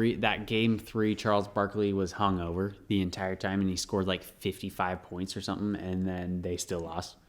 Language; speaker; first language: English; native; English